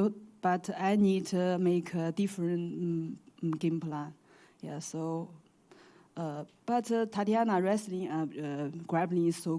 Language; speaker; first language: English; non-native, learner; Chinese